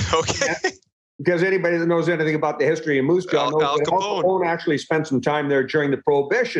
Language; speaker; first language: English; native; English